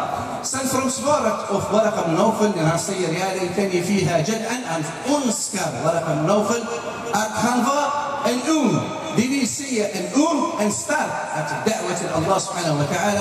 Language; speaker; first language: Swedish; non-native, fluent; Arabic